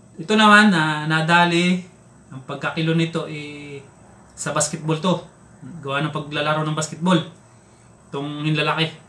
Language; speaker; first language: Filipino; non-native, local second language; Cebuano